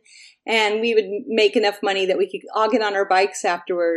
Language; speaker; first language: English; native; English